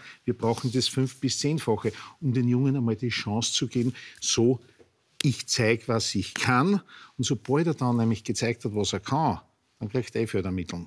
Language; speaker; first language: German; native; German